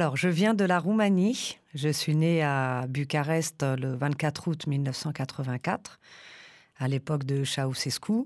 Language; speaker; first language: French; early bilingual, other home language; Romanian